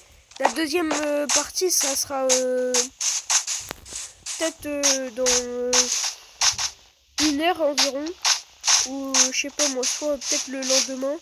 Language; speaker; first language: French; native; French